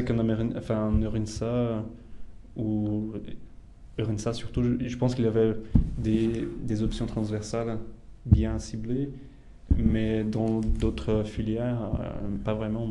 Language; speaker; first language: French; non-native, fluent; Portuguese